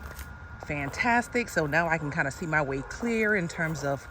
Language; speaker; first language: English; native; English